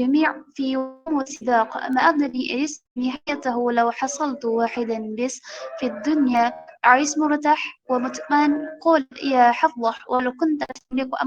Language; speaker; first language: Arabic; native; Arabic